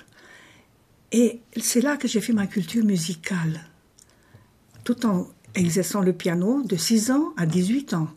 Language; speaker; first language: French; non-native, fluent; Romanian